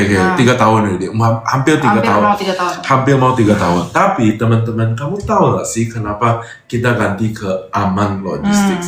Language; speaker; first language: Indonesian; non-native, fluent; English